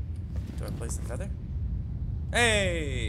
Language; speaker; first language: English; native; English